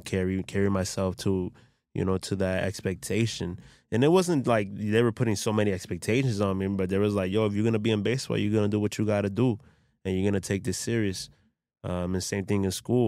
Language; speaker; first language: English; early bilingual, other home language; Spanish